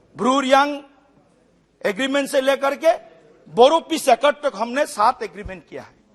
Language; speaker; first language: Hindi; non-native, local second language; Assamese